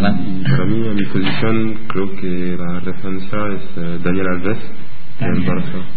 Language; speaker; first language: Spanish; non-native, learner; French